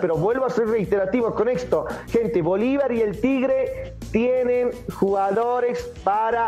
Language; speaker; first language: Spanish; native; Spanish